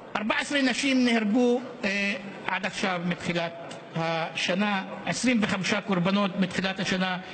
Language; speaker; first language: Hebrew; non-native, local second language; Arabic